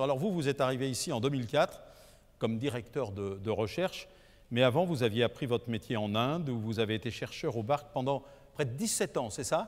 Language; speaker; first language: French; native; French